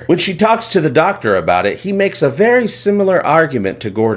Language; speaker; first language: English; native; English